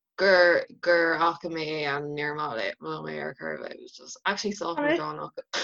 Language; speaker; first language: Irish; native; Irish